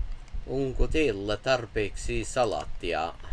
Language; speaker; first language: Finnish; non-native, learner; English